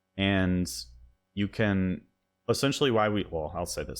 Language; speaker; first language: English; native; English